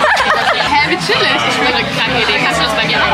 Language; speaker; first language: German; native; German